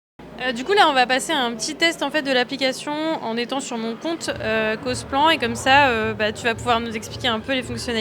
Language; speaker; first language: French; native; French